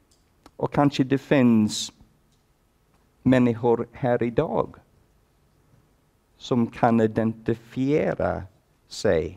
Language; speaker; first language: Swedish; non-native, fluent; English